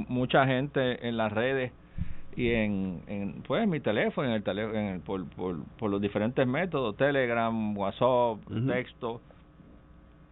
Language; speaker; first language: Spanish; native; Spanish